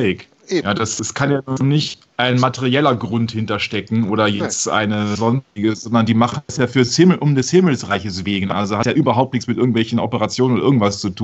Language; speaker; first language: German; native; German